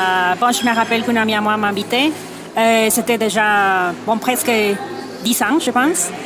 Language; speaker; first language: French; non-native, fluent; Spanish